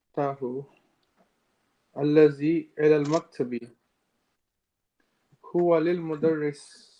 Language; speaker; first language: Arabic; non-native, learner; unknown